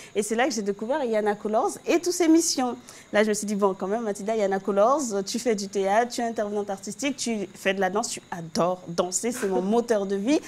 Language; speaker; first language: French; non-native, local second language; Haitian Creole